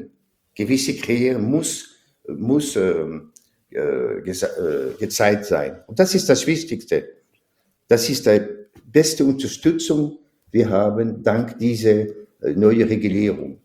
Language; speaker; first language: German; non-native, fluent; French